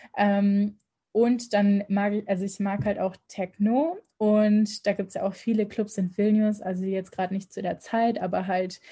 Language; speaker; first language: German; native; German